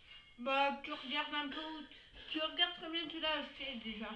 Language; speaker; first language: French; native; French